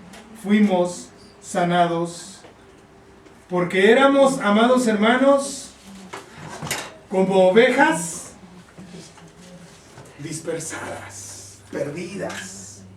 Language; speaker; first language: Spanish; native; Spanish